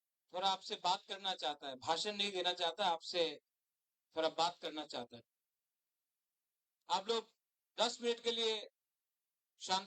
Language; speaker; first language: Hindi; non-native, local second language; Kok Borok